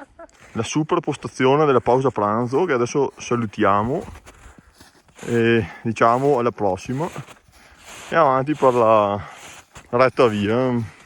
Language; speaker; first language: Italian; native; Italian